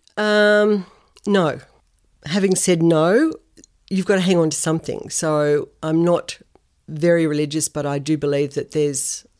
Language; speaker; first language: English; native; English